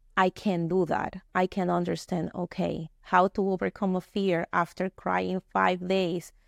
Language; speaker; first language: English; non-native, fluent; Spanish